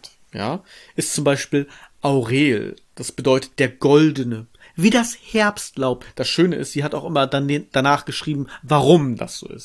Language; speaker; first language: German; native; German